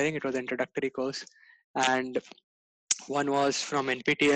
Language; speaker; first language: English; non-native, local second language; Gujarati